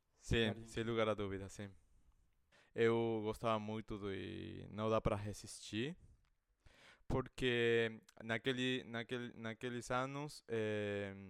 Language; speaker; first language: Portuguese; non-native, fluent; Spanish